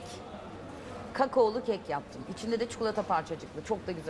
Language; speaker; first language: Turkish; native; Turkish